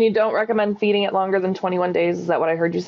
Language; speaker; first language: English; native; English